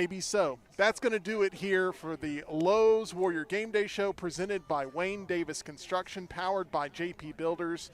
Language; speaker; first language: English; native; English